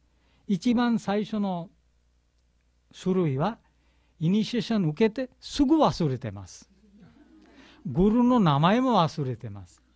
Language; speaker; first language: Japanese; non-native, learner; Bangla